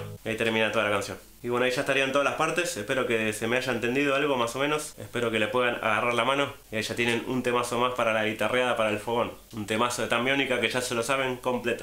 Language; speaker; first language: Spanish; native; Spanish